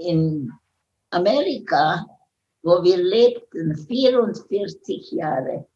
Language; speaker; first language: German; non-native, learner; Hungarian